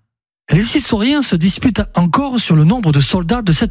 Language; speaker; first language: French; native; French